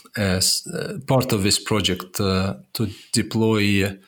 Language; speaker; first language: English; non-native, fluent; Estonian